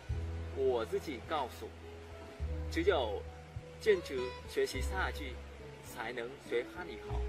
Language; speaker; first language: Chinese; non-native, learner; Vietnamese